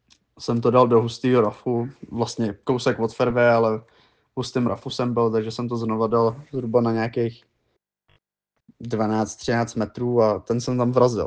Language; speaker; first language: Czech; native; Czech